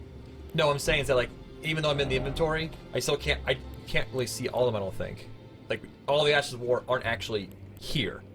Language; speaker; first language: English; native; English